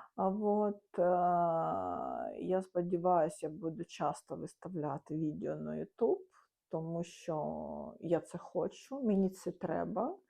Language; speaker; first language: Ukrainian; non-native, local second language; Russian